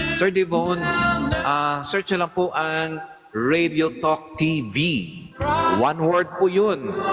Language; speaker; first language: Filipino; native; Filipino